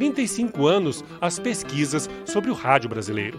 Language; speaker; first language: Portuguese; native; Portuguese